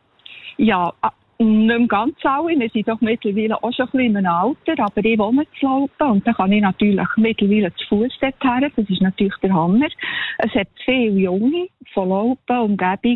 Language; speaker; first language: German; native; German